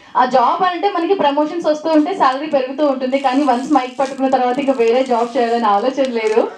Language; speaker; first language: Telugu; native; Telugu